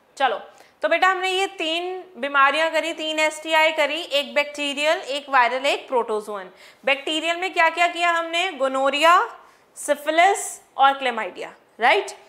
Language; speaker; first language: Hindi; non-native, local second language; Punjabi